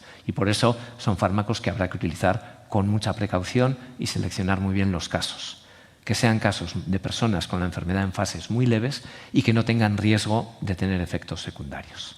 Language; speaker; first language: Spanish; native; Spanish